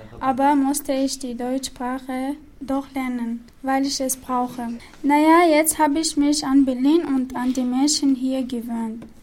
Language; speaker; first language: German; non-native, learner; Chechen